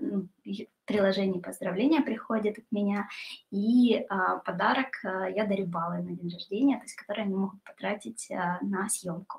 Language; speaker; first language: Russian; native; Russian